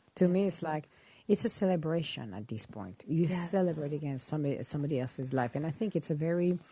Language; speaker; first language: English; non-native, fluent; Italian